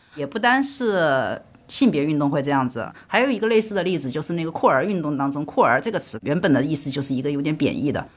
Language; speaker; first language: Chinese; native; Chinese